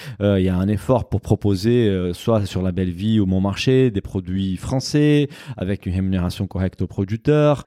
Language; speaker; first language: French; non-native, fluent; Portuguese